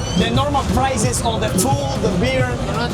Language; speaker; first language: English; non-native, learner; Spanish